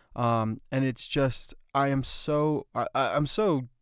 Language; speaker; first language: English; native; English